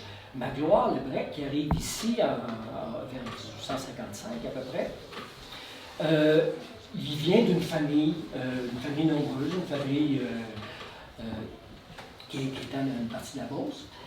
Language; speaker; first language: French; native; French